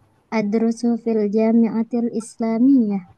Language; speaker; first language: Arabic; non-native, learner; Indonesian